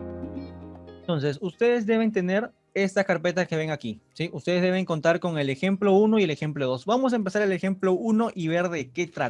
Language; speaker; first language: Spanish; native; Spanish